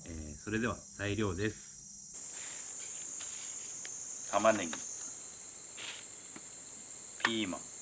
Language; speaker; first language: Japanese; native; Japanese